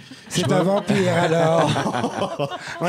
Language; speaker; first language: French; native; French